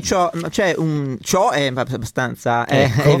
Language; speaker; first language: Italian; native; Italian